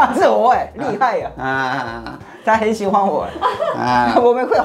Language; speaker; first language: Chinese; non-native, learner; Japanese